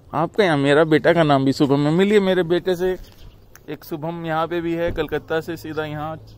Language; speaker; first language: Hindi; native; Hindi